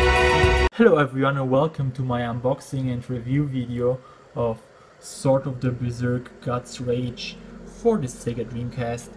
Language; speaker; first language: English; non-native, fluent; German